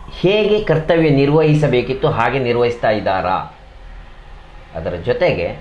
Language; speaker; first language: Kannada; native; Kannada